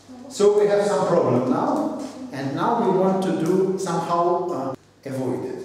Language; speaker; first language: English; non-native, fluent; Russian